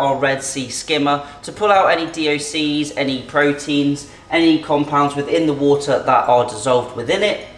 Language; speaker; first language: English; native; English